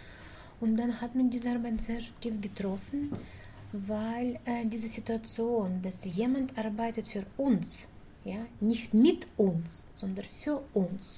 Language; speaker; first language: German; non-native, learner; Russian